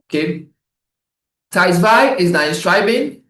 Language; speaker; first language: German; non-native, learner; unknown